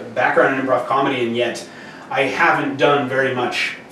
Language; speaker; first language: English; native; English